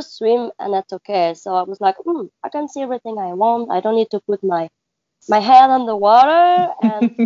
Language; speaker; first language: English; non-native, learner; French